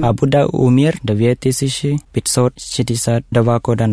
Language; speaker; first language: Russian; non-native, learner; Thai